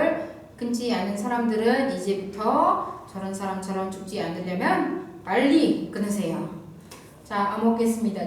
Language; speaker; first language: Korean; non-native, fluent; Indonesian